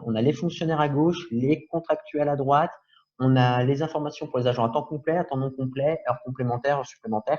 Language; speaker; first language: French; native; French